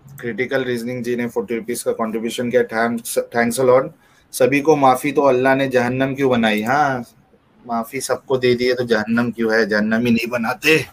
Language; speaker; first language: Hindi; native; Hindi